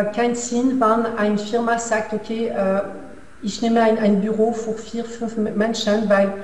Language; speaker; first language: German; non-native, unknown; French